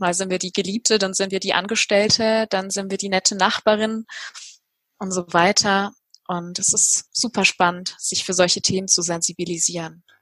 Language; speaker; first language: German; native; German